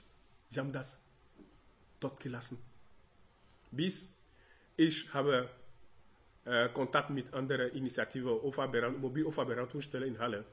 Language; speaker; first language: German; non-native, learner; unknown